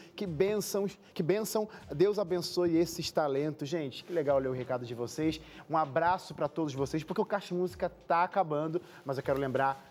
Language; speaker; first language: Portuguese; native; Portuguese